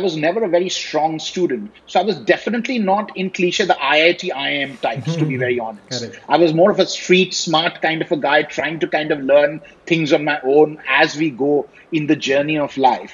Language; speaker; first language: English; non-native, local second language; Hindi